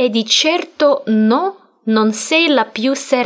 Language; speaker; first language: Italian; non-native, fluent; Russian